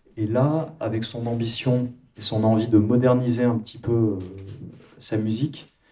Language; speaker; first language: French; native; French